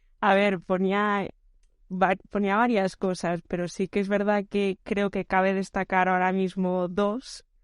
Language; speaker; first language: Spanish; early bilingual, other home language; Portuguese